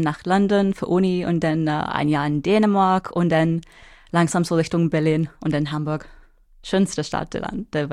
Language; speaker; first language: German; non-native, fluent; English